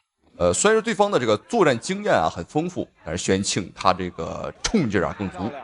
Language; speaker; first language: Chinese; native; Chinese